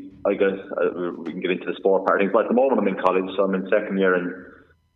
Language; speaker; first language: English; native; English